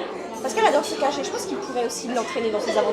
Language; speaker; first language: French; non-native, learner; English